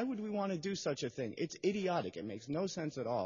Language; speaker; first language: English; non-native, fluent; Russian